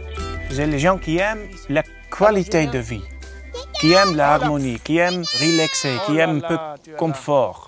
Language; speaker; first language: French; non-native, learner; Dutch